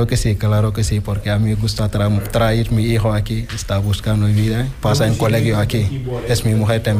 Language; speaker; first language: Spanish; non-native, learner; Wolof